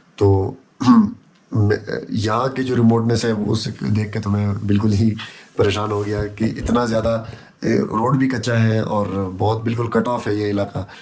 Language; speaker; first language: Urdu; non-native, local second language; Pashto